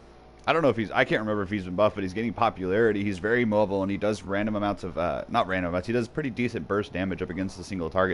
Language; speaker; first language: English; native; English